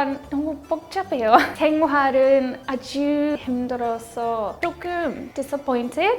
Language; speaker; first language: Korean; non-native, learner; English